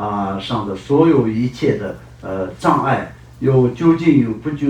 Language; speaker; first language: Chinese; non-native, local second language; Tibetan